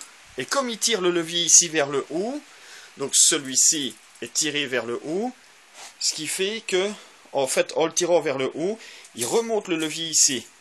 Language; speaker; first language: French; native; French